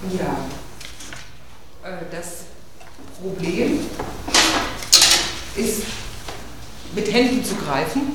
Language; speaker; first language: German; native; German